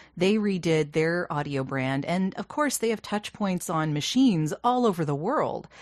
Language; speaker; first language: English; native; English